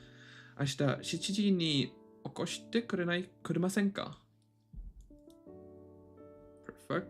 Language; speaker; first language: Japanese; non-native, learner; English